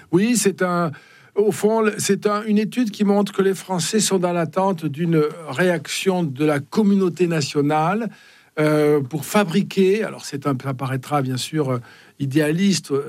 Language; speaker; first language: French; native; French